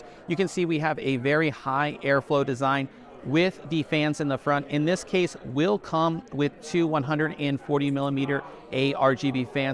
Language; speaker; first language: English; native; English